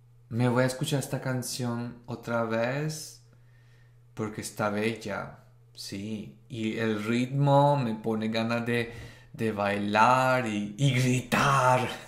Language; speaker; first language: Spanish; non-native, fluent; Italian